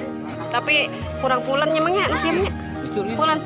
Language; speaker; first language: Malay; non-native, local second language; Sundanese